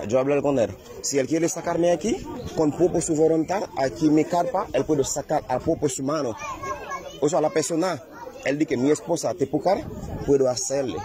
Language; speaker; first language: Spanish; non-native, learner; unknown